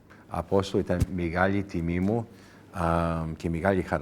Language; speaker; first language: Greek; early bilingual, heritage; English